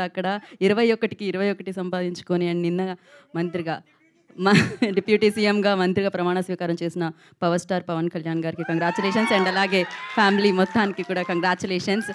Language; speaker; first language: Telugu; native; Telugu